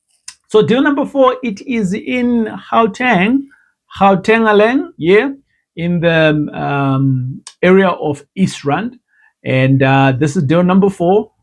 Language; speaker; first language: English; non-native, local second language; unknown